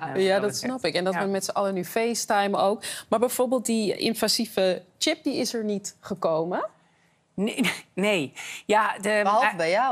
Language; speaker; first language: Dutch; native; Dutch